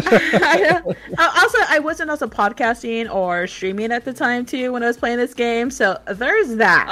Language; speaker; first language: English; native; English